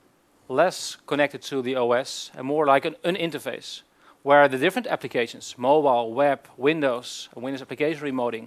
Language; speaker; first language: English; non-native, fluent; Dutch